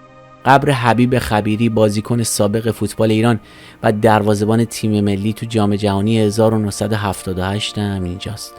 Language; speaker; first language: Persian; native; Persian